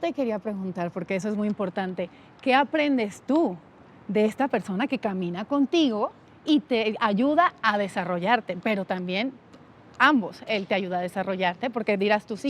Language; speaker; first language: Spanish; native; Spanish